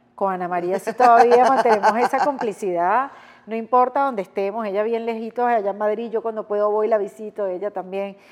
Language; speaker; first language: Spanish; native; Spanish